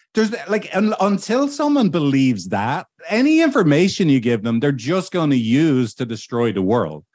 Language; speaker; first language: English; native; English